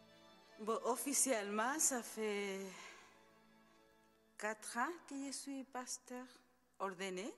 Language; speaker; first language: French; non-native, fluent; Spanish